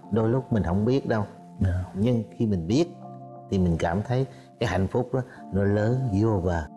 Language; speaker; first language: Vietnamese; native; Vietnamese